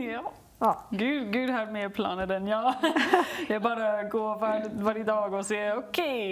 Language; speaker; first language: Swedish; non-native, learner; English